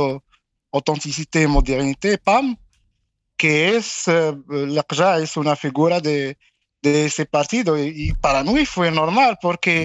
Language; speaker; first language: Spanish; non-native, fluent; Arabic